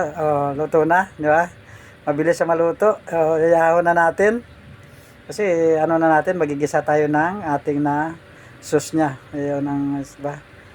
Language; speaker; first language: Filipino; native; Filipino